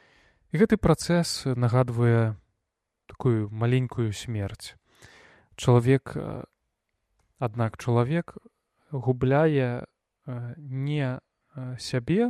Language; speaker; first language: Belarusian; non-native, local second language; Russian